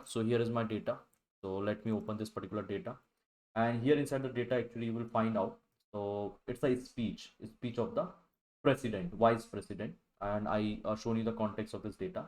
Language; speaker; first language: English; non-native, local second language; Hindi